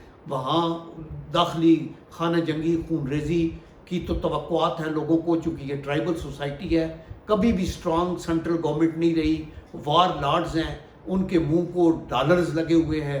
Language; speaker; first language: Urdu; native; Urdu